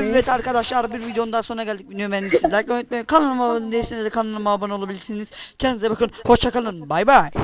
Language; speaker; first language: Turkish; native; Turkish